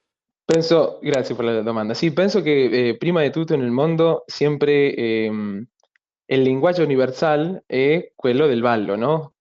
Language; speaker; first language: Italian; non-native, learner; Spanish